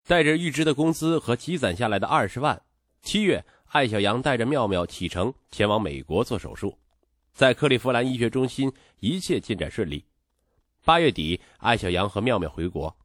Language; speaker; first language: Chinese; native; Chinese